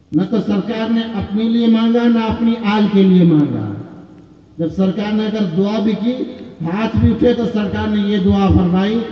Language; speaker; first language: Urdu; native; Urdu